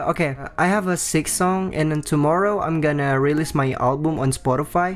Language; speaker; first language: English; non-native, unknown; Indonesian